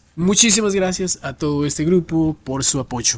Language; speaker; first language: Spanish; native; Spanish